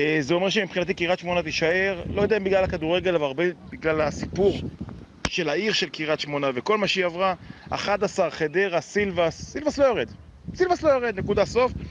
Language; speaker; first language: Hebrew; native; Hebrew